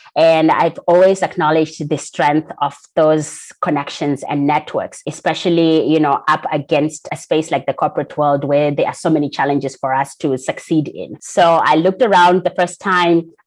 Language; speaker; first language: English; non-native, local second language; Shona